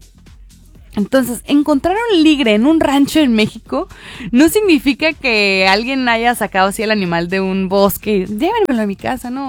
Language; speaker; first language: Spanish; native; Spanish